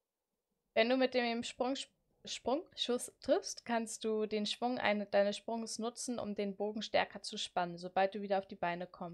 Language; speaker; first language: German; native; German